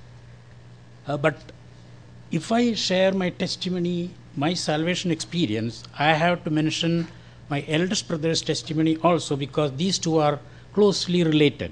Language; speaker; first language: English; non-native, local second language; Malayalam